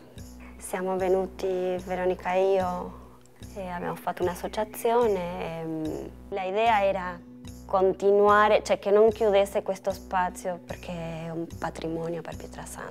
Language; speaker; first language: Italian; non-native, fluent; Spanish